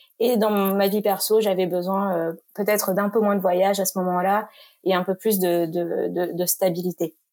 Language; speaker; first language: French; native; French